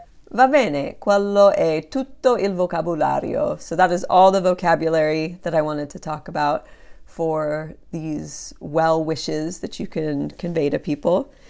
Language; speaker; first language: English; native; English